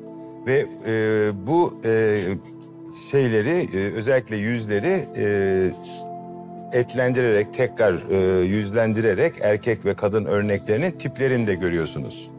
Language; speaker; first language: Turkish; native; Turkish